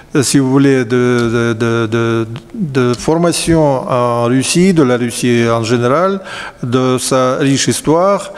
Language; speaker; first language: French; non-native, fluent; Russian